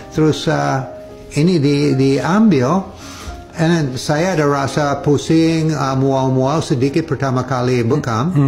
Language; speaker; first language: Indonesian; non-native, fluent; English